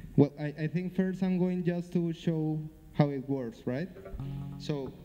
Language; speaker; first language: English; non-native, fluent; Spanish